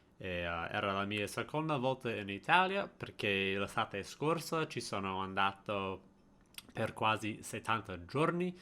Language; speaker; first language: Italian; non-native, fluent; English